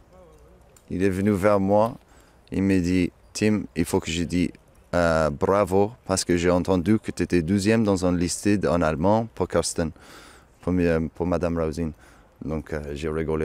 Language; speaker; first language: French; non-native, fluent; English